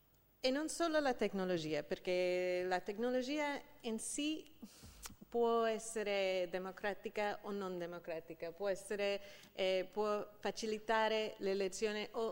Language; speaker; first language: Italian; non-native, fluent; English